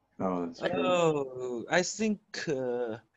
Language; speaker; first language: English; non-native, learner; Chinese